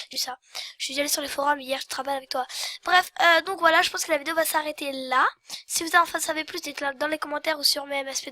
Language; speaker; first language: French; native; French